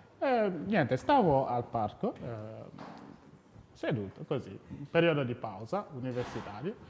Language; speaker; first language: Italian; non-native, fluent; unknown